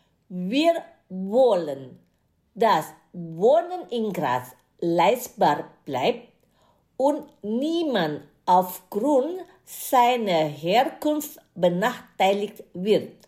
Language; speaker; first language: German; non-native, fluent; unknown